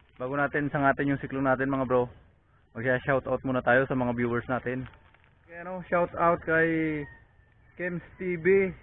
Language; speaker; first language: Filipino; non-native, local second language; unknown